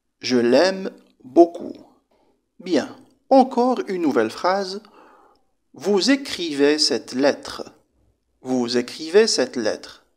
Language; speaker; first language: French; non-native, local second language; Arabic